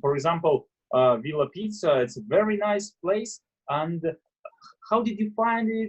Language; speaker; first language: English; non-native, learner; Russian